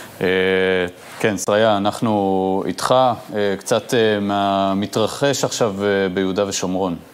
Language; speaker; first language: Hebrew; native; Hebrew